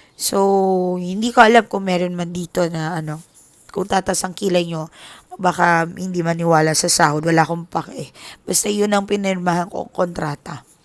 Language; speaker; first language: Filipino; non-native, local second language; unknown